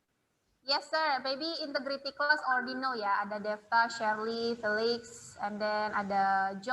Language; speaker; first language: English; non-native, fluent; Indonesian